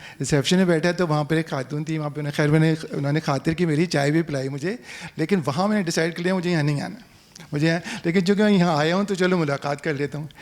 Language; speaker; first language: Urdu; native; Urdu